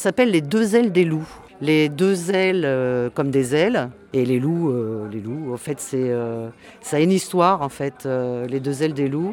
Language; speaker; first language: French; native; French